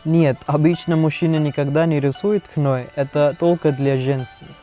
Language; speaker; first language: Russian; non-native, learner; Hindi